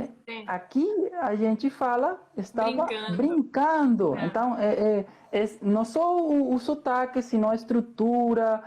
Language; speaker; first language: Portuguese; non-native, fluent; Spanish